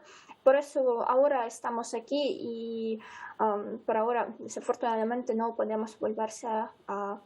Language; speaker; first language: Spanish; non-native, fluent; Ukrainian